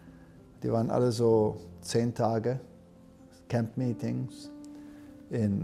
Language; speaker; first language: German; early bilingual, heritage; German